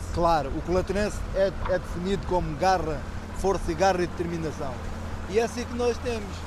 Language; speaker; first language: Portuguese; native; Portuguese